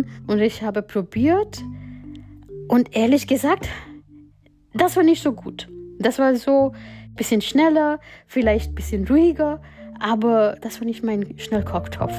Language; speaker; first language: German; non-native, fluent; Gujarati